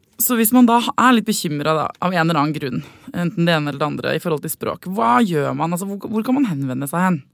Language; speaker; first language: Norwegian; native; Norwegian